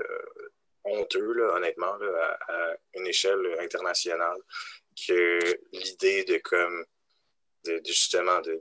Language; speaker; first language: French; native; French